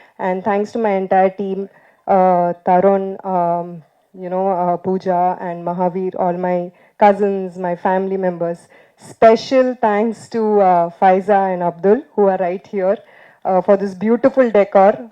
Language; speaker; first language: English; non-native, local second language; Tamil